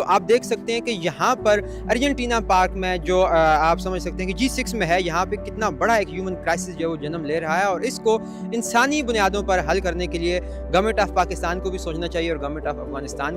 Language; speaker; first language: Urdu; native; Urdu